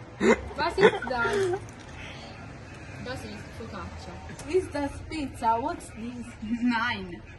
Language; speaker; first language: German; non-native, learner; Italian